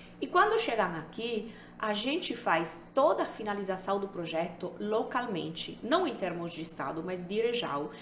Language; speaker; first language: Portuguese; non-native, fluent; Italian